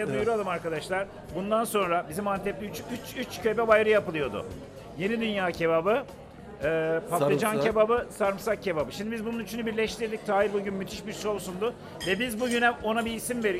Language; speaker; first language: Turkish; native; Turkish